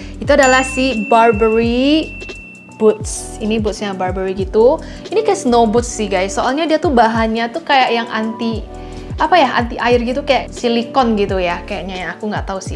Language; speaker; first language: Indonesian; native; Indonesian